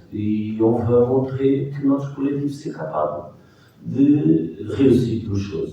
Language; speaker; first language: French; non-native, fluent; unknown